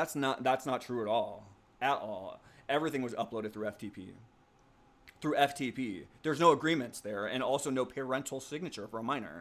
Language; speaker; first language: English; native; English